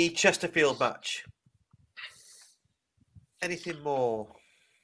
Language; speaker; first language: English; native; English